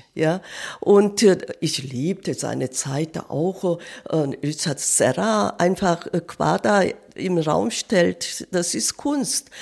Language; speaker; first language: German; non-native, fluent; Korean